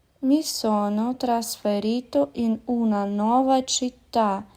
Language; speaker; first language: Italian; non-native, fluent; Ukrainian